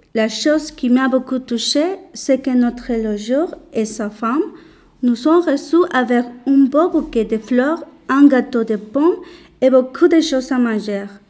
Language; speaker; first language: French; non-native, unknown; Spanish